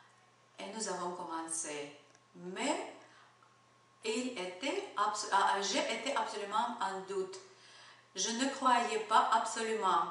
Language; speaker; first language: French; non-native, learner; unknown